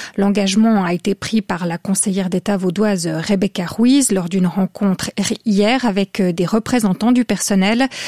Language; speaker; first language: French; native; French